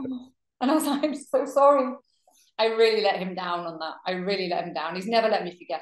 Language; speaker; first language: English; native; English